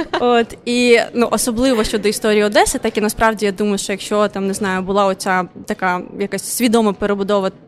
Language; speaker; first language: Ukrainian; non-native, local second language; Russian